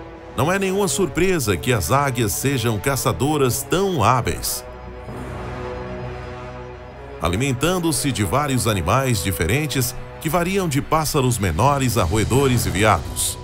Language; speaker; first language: Portuguese; native; Portuguese